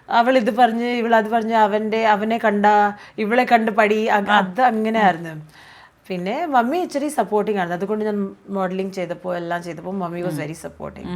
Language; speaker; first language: Malayalam; early bilingual, heritage; Malayalam